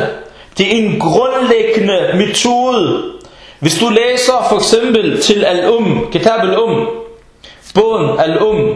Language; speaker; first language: Danish; early bilingual, other home language; Arabic